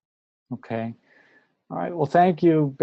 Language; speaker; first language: English; native; English